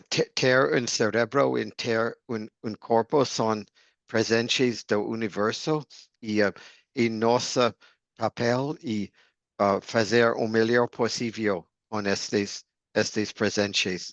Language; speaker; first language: Portuguese; non-native, learner; English